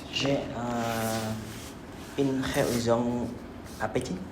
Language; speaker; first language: French; non-native, learner; Khmer